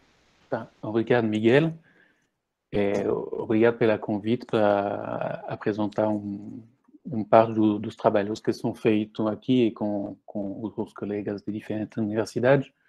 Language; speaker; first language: Portuguese; non-native, fluent; French